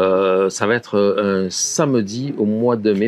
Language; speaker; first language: French; native; French